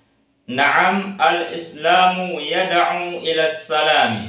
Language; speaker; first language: Arabic; non-native, fluent; Indonesian